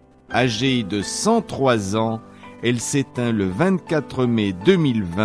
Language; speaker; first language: French; native; French